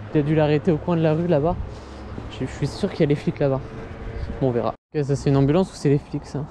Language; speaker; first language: French; native; French